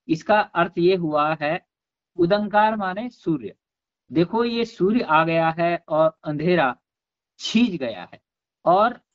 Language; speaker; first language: Hindi; non-native, local second language; Garhwali